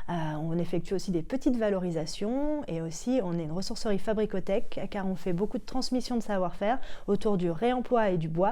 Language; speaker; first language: French; native; French